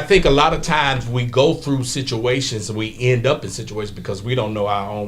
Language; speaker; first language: English; native; English